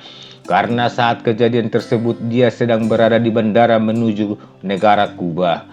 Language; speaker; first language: Indonesian; native; Indonesian